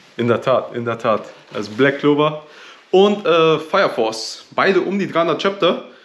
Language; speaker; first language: German; native; German